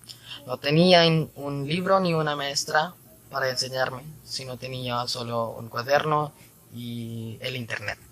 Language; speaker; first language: Spanish; non-native, fluent; Filipino